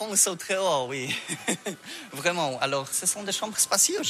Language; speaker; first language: French; non-native, fluent; Polish